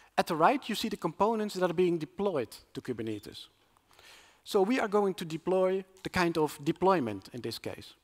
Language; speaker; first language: English; non-native, fluent; Dutch